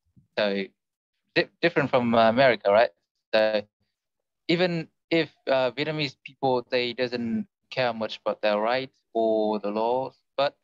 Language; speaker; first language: English; non-native, learner; Vietnamese